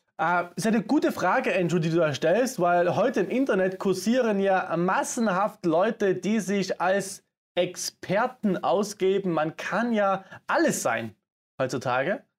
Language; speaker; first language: German; native; German